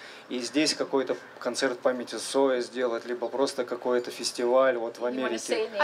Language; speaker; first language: Russian; native; Russian